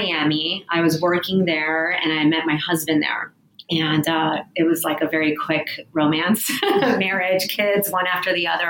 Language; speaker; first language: English; early bilingual, other home language; Spanish